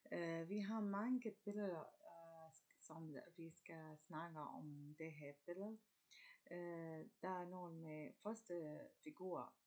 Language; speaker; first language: Danish; non-native, learner; Arabic